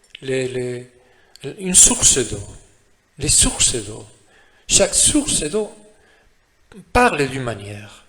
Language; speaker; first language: French; non-native, fluent; Spanish